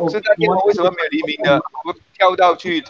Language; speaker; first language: Chinese; native; Chinese